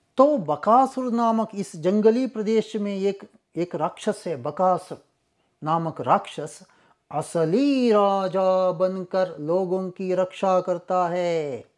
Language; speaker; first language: Hindi; non-native, local second language; Kannada